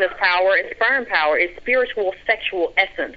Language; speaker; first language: English; native; English